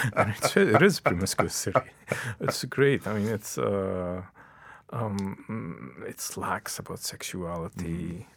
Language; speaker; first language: English; non-native, fluent; Arabic